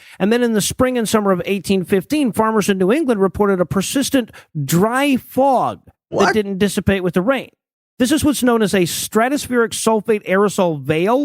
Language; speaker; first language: English; native; English